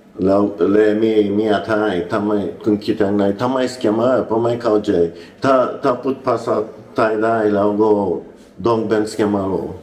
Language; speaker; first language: Thai; non-native, learner; English